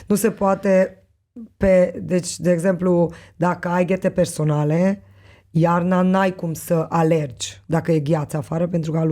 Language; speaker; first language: Romanian; non-native, local second language; Hungarian